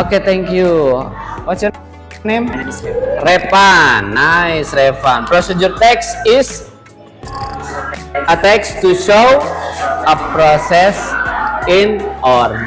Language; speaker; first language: English; non-native, learner; Indonesian